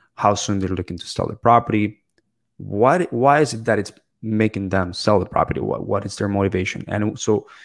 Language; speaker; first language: English; non-native, fluent; Spanish